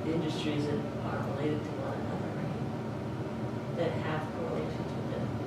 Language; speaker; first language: English; native; English